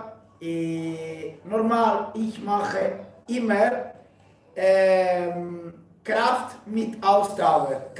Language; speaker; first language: German; non-native, fluent; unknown